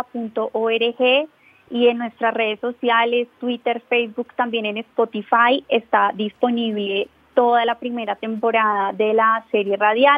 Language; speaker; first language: Spanish; native; Spanish